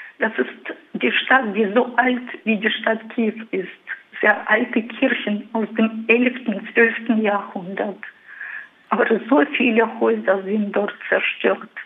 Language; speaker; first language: German; non-native, fluent; Russian